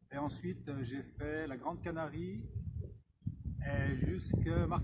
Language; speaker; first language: French; native; French